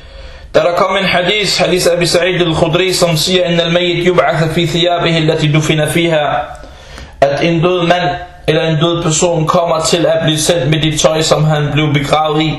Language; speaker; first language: Danish; early bilingual, other home language; Arabic